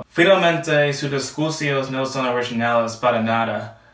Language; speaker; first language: Spanish; non-native, learner; English